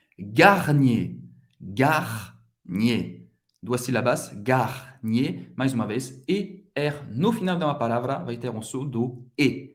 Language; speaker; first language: Portuguese; non-native, fluent; French